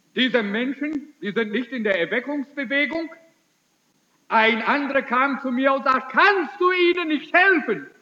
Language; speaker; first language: German; early bilingual, heritage; German